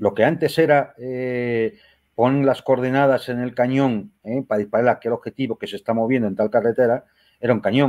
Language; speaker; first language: Spanish; native; Spanish